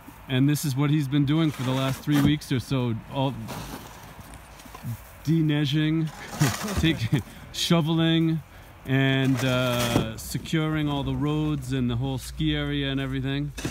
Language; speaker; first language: English; native; English